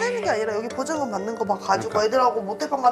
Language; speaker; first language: Korean; native; Korean